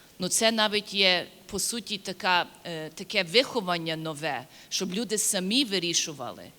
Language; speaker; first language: Ukrainian; early bilingual, heritage; Ukrainian